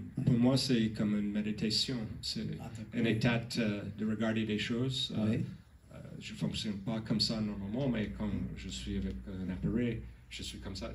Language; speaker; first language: French; non-native, learner; English